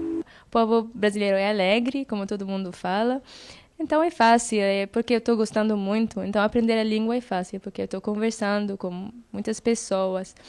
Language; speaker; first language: Portuguese; non-native, fluent; Arabic